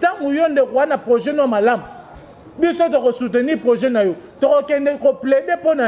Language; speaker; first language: French; non-native, local second language; Lingala